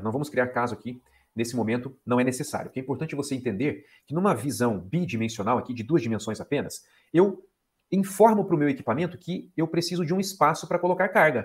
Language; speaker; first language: Portuguese; native; Portuguese